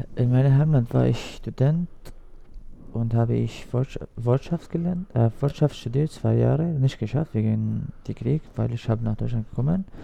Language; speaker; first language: German; non-native, learner; Arabic